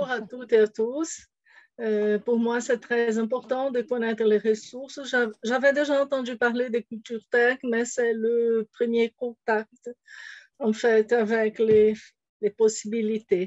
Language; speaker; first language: French; non-native, fluent; Portuguese